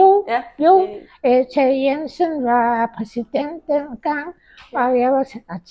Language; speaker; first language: Danish; early bilingual, heritage; Danish